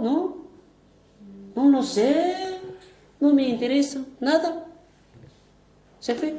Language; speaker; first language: Spanish; non-native, fluent; Korean